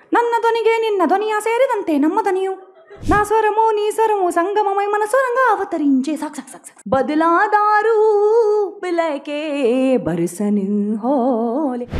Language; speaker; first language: Kannada; non-native, local second language; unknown